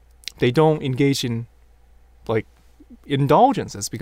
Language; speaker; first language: English; non-native, local second language; Cantonese